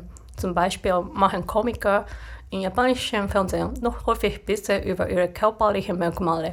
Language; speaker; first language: German; non-native, fluent; Japanese